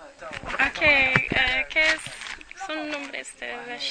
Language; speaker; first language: Spanish; non-native, learner; English